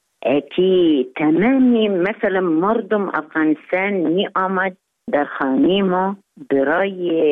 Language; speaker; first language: Persian; non-native, learner; Arabic